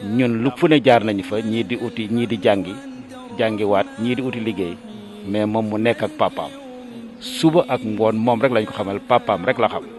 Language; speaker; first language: Wolof; native; Wolof